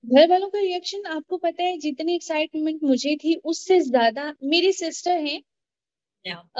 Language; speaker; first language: Hindi; native; Hindi